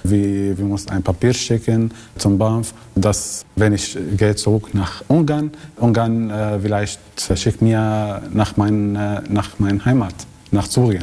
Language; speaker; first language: German; non-native, learner; Arabic